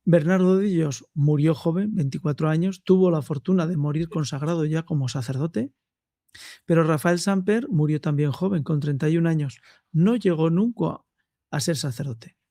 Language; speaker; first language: Spanish; native; Spanish